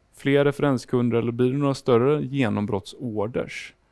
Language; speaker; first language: Swedish; native; Swedish